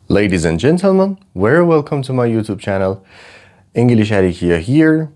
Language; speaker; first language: English; non-native, fluent; Persian